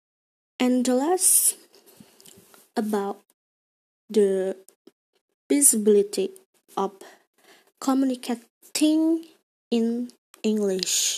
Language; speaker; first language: English; non-native, learner; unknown